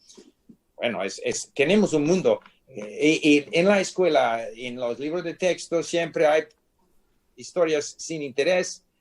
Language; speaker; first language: Spanish; non-native, fluent; English